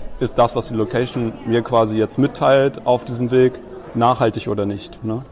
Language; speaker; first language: German; native; German